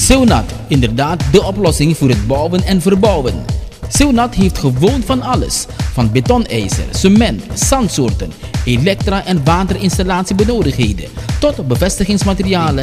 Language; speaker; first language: Dutch; native; Dutch